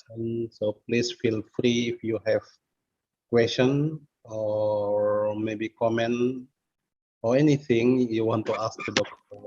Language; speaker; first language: English; non-native, fluent; Indonesian